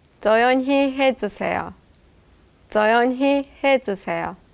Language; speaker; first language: Korean; non-native, learner; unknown